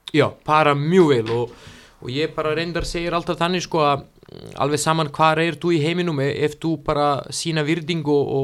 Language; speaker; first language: Icelandic; non-native, fluent; Serbian